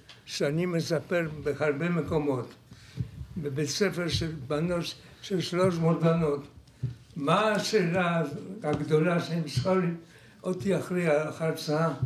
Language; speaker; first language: Hebrew; non-native, fluent; Polish